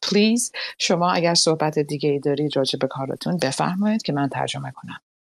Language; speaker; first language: Persian; early bilingual, heritage; Persian